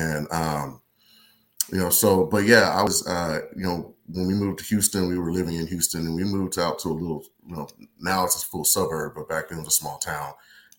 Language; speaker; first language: English; native; English